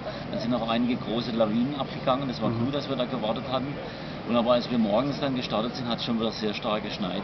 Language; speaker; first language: German; native; German